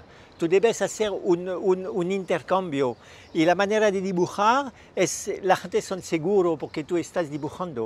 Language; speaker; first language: Spanish; non-native, fluent; French